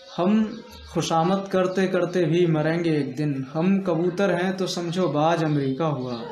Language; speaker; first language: Hindi; native; Hindi